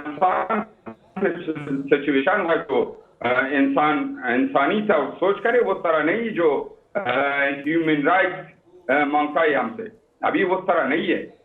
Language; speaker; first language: Hindi; non-native, learner; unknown